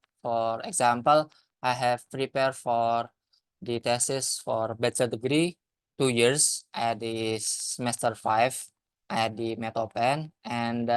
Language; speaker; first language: English; non-native, learner; Indonesian